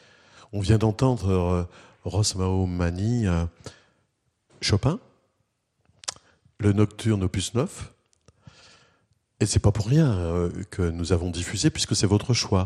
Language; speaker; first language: French; native; French